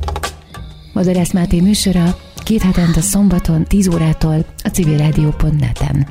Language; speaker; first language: Hungarian; native; Hungarian